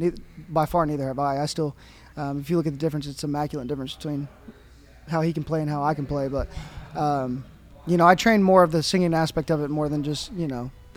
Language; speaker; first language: English; native; English